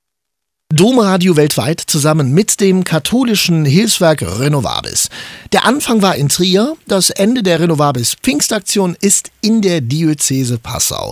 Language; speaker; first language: German; native; German